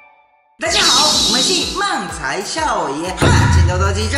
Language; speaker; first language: Chinese; non-native, fluent; Japanese